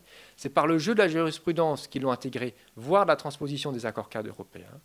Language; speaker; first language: French; native; French